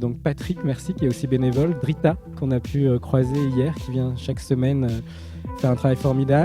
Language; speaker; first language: French; native; French